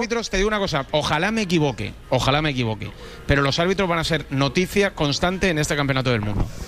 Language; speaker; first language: Spanish; native; Spanish